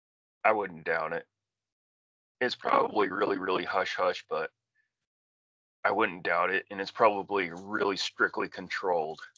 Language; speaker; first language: English; native; English